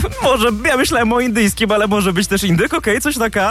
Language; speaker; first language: Polish; native; Polish